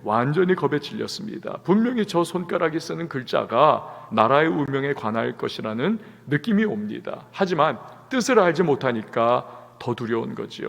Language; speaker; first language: Korean; native; Korean